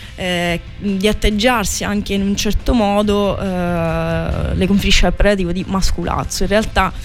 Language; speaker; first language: Italian; native; Italian